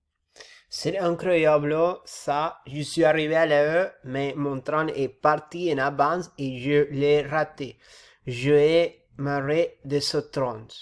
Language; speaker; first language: French; non-native, learner; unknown